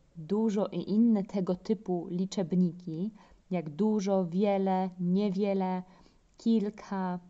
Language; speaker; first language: Polish; native; Polish